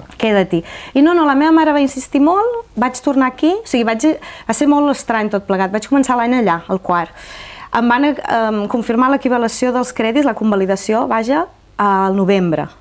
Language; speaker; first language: Catalan; non-native, fluent; Romanian